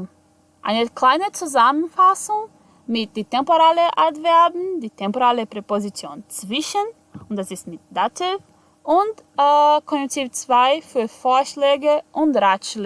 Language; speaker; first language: German; non-native, fluent; Portuguese